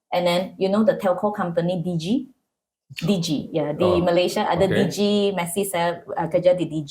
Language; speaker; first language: Indonesian; non-native, learner; Malay